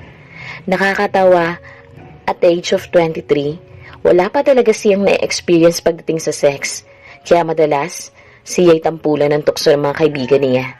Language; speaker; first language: Filipino; native; Filipino